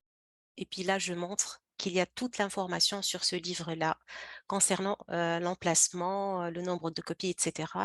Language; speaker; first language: French; native; French